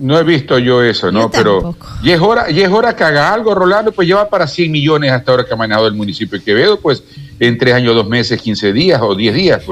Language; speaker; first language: Spanish; native; Spanish